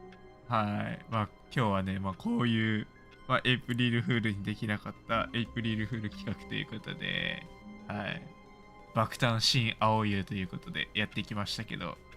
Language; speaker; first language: Japanese; native; Japanese